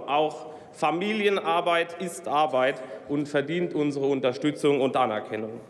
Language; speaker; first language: German; native; German